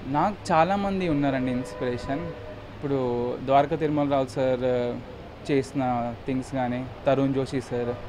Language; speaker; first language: Telugu; native; Telugu